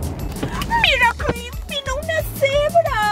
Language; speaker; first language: Spanish; native; Spanish